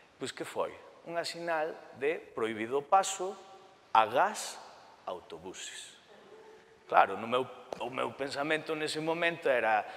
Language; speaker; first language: Galician; early bilingual, other home language; Spanish